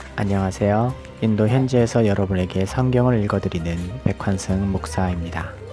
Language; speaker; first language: Korean; native; Korean